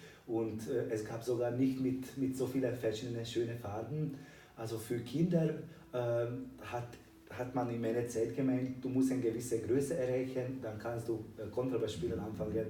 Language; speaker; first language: German; non-native, fluent; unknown